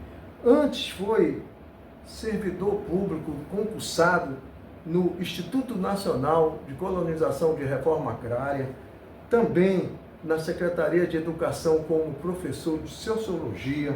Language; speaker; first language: Portuguese; native; Portuguese